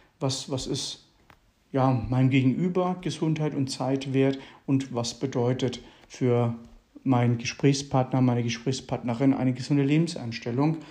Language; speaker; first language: German; early bilingual, other home language; Italian